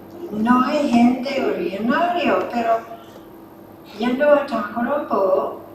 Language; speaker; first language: Spanish; non-native, fluent; English